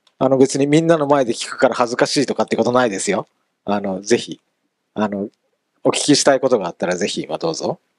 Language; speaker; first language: Japanese; native; Japanese